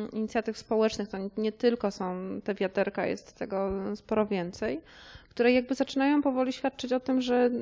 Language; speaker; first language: Polish; native; Polish